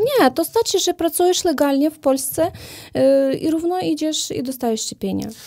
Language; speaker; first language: Polish; non-native, learner; Ukrainian